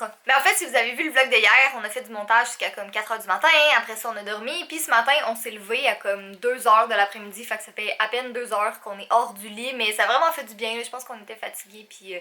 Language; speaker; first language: French; native; French